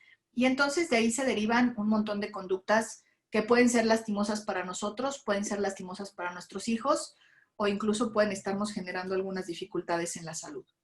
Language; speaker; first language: Spanish; native; Spanish